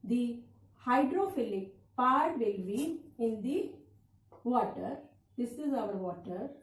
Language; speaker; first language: English; non-native, local second language; Punjabi